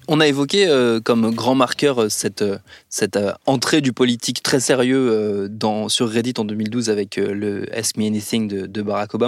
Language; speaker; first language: French; native; French